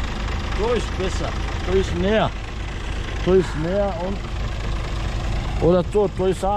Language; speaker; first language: German; non-native, learner; Turkish